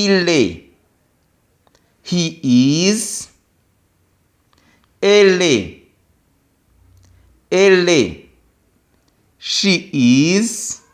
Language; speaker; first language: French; non-native, local second language; Kinyarwanda